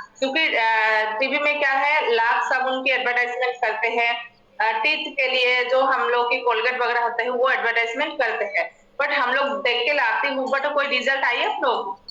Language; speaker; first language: Hindi; non-native, local second language; Assamese